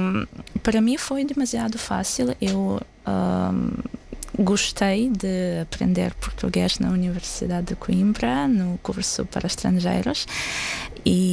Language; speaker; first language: Portuguese; non-native, fluent; Ukrainian